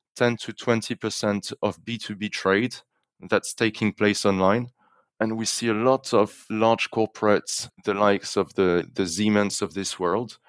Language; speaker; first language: English; non-native, fluent; French